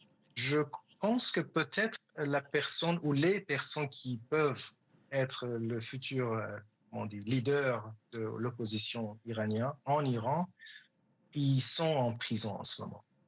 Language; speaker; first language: French; non-native, fluent; Persian